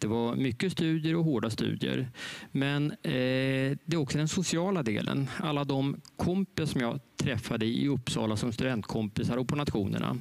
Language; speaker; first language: Swedish; native; Swedish